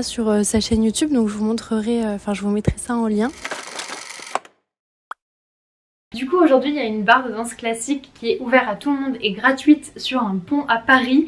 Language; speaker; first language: French; native; French